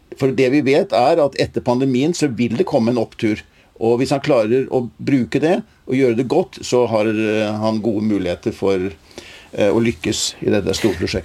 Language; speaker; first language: Norwegian; native; Norwegian